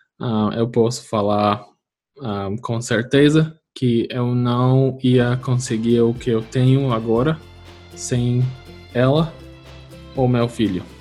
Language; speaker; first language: Portuguese; non-native, fluent; English